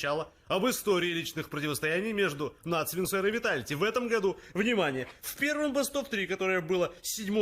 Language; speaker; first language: Russian; native; Russian